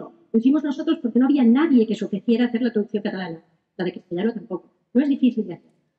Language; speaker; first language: Catalan; native; Catalan